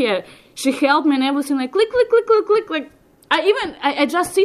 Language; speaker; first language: English; non-native, learner; Ukrainian